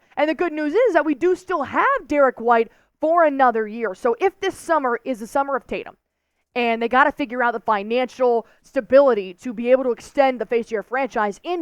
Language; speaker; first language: English; native; English